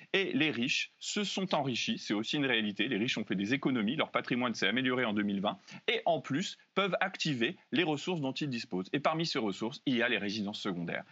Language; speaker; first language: French; native; French